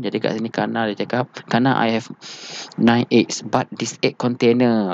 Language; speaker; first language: English; non-native, local second language; Malay